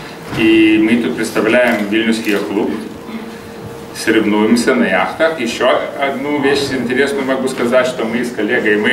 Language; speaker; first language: Russian; non-native, fluent; Lithuanian